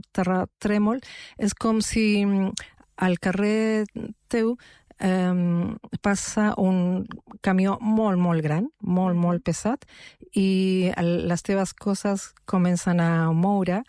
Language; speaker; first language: Catalan; non-native, fluent; Spanish